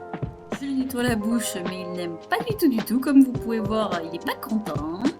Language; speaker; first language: French; native; French